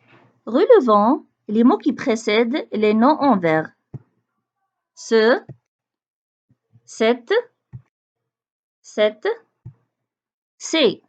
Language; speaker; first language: French; non-native, local second language; Arabic